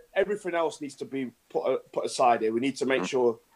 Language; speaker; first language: English; native; English